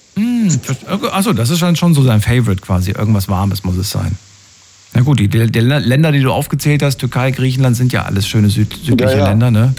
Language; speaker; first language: German; native; German